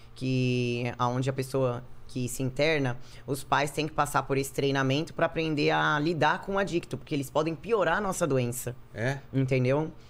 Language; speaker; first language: Portuguese; native; Portuguese